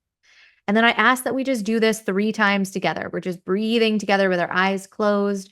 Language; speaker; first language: English; native; English